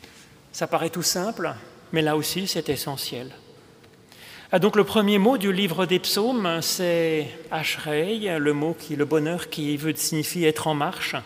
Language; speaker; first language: French; native; French